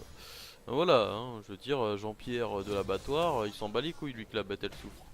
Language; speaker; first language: French; native; French